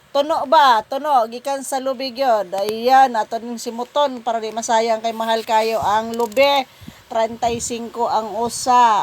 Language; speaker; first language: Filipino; non-native, local second language; Cebuano